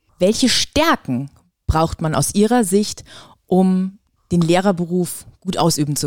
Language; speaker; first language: German; native; German